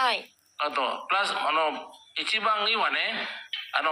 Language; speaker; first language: Japanese; non-native, learner; Indonesian